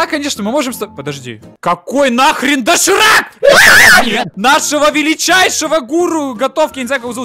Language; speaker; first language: Russian; native; Russian